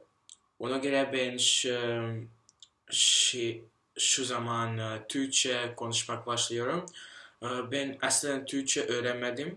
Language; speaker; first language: Turkish; non-native, learner; Russian